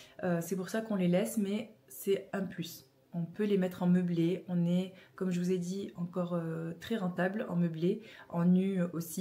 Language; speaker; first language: French; native; French